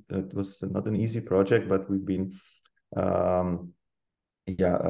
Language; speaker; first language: English; non-native, fluent; Polish